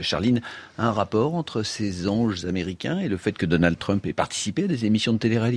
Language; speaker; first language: French; native; French